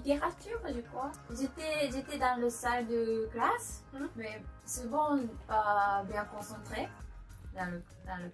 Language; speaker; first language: French; non-native, learner; Japanese